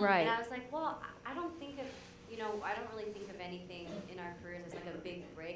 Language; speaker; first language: English; native; English